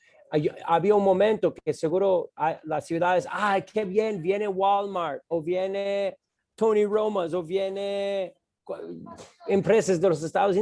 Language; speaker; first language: Spanish; non-native, fluent; English